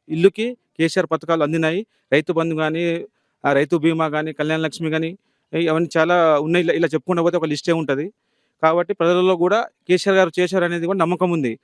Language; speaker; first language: Telugu; non-native, local second language; Lambadi